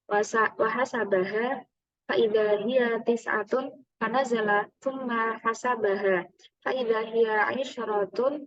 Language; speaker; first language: Arabic; non-native, learner; Indonesian